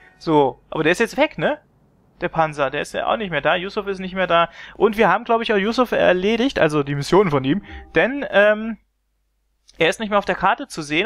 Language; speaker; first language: German; native; German